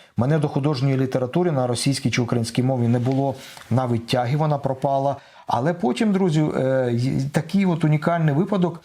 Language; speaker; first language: Ukrainian; non-native, local second language; Russian